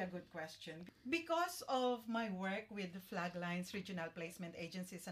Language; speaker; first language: English; non-native, local second language; Hiligaynon